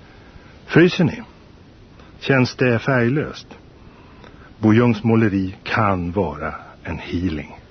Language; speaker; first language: Swedish; native; Swedish